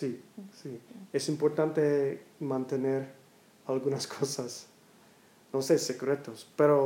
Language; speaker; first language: Spanish; non-native, learner; English